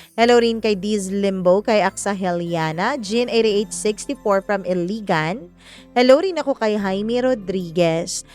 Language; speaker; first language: Filipino; non-native, local second language; Cebuano